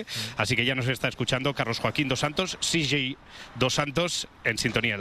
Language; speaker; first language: Spanish; native; Spanish